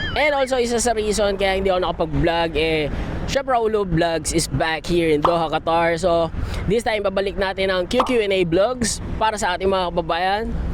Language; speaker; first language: Filipino; native; Filipino